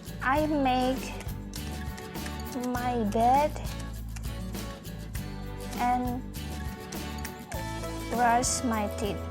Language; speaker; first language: English; non-native, fluent; Indonesian